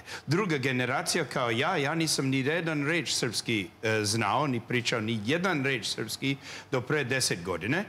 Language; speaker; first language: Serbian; non-native, learner; English